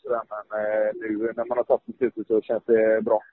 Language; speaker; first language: Swedish; native; Swedish